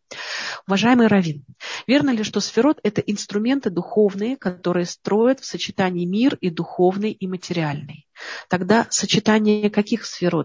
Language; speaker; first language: Russian; native; Russian